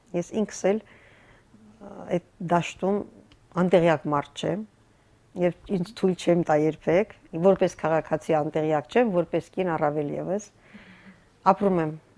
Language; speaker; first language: Armenian; native; Armenian